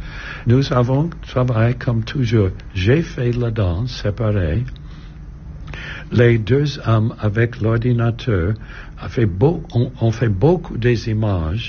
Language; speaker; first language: French; non-native, learner; English